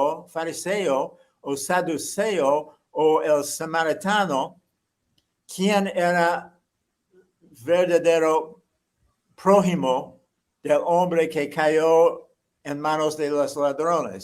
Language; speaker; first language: Spanish; non-native, fluent; English